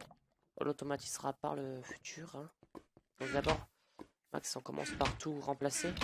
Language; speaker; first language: French; native; French